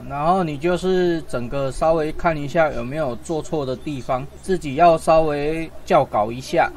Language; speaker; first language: Chinese; native; Chinese